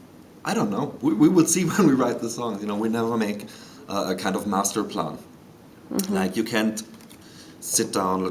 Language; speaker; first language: English; non-native, fluent; German